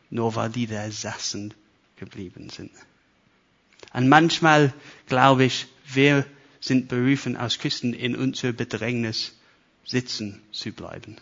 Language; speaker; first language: German; non-native, fluent; English